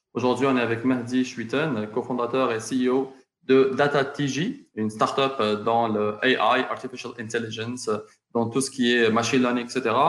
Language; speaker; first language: French; non-native, local second language; Arabic